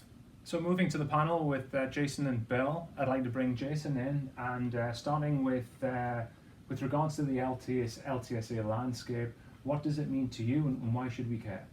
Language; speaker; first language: English; native; English